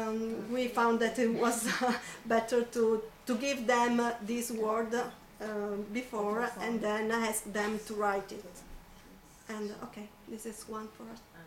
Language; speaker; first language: English; non-native, fluent; Italian